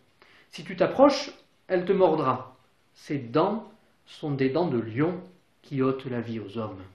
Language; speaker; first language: French; native; French